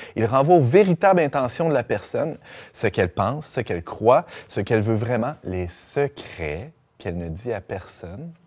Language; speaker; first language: French; native; French